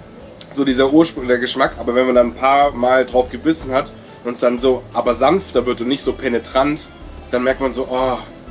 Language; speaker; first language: German; native; German